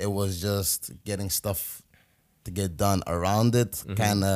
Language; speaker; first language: English; native; English